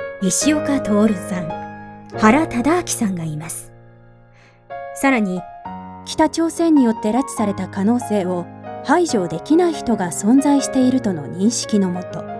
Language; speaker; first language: Japanese; native; Japanese